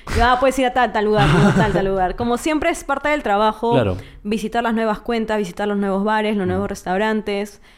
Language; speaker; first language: Spanish; native; Spanish